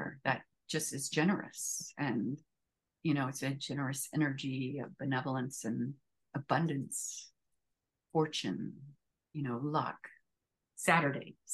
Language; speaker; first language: English; native; English